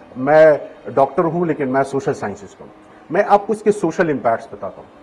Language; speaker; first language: Urdu; non-native, local second language; Pashto